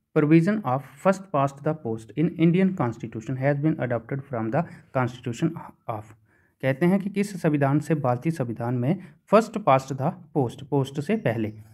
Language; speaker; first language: Hindi; native; Hindi